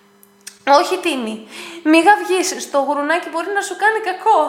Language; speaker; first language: Greek; native; Greek